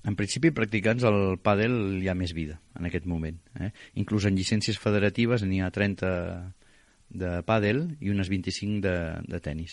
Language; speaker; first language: Catalan; native; Catalan